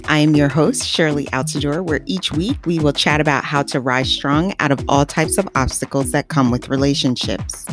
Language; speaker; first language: English; non-native, fluent; Haitian Creole